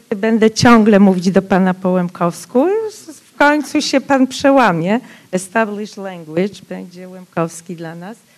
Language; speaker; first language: Polish; non-native, local second language; Rusyn